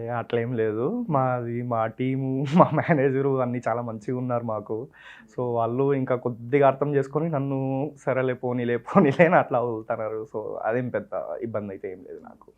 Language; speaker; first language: Telugu; non-native, local second language; Tamil